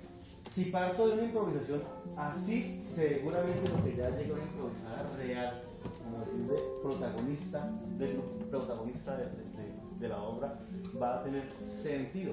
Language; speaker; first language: Spanish; native; Spanish